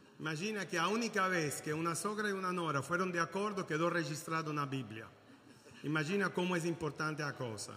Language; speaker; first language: Portuguese; non-native, learner; Italian